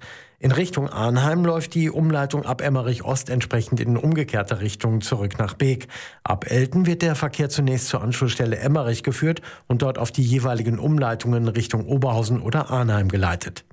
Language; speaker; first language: German; native; German